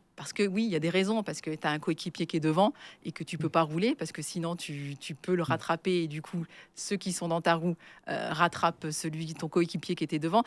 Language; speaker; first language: French; native; French